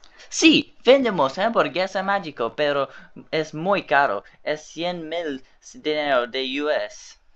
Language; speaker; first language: Spanish; non-native, learner; English